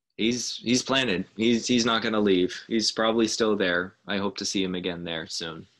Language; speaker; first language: English; native; English